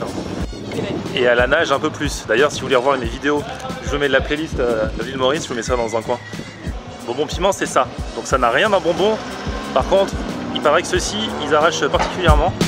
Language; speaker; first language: French; native; French